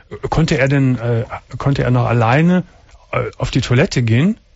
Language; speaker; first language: German; native; German